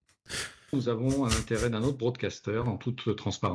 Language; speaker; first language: French; native; French